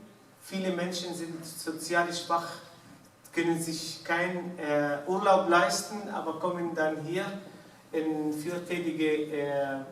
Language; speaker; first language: German; non-native, fluent; Arabic